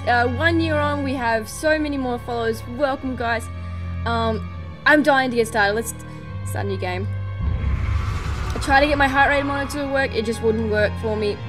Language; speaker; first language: English; native; English